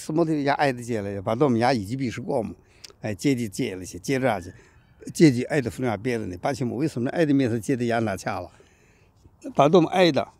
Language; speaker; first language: Russian; non-native, learner; Chinese